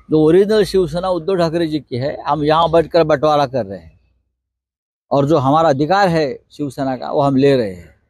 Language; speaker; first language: Hindi; non-native, local second language; Marathi